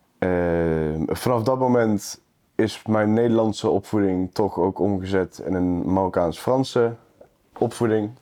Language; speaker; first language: Dutch; native; Dutch